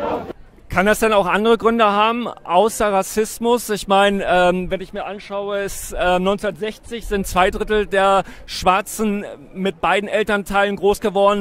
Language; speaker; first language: German; native; German